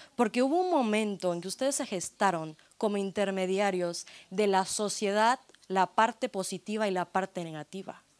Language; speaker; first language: Spanish; native; Spanish